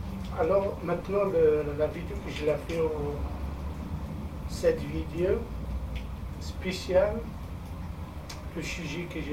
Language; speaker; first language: French; non-native, fluent; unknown